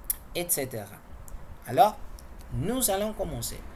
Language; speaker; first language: French; non-native, learner; Spanish